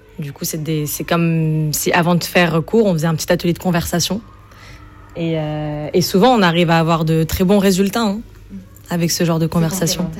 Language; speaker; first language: French; native; French